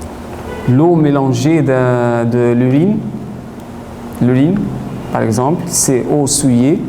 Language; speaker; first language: French; non-native, fluent; Arabic